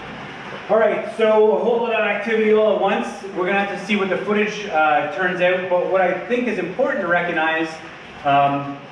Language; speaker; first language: English; native; English